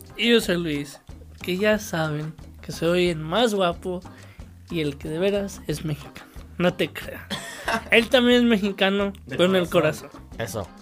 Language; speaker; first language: Spanish; native; Spanish